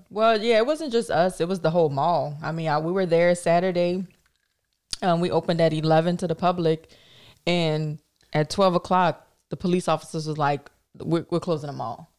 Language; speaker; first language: English; native; English